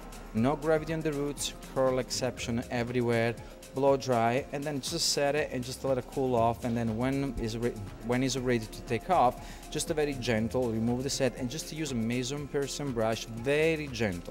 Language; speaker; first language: English; non-native, fluent; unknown